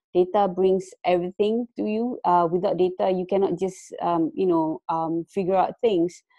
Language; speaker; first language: English; non-native, local second language; Malay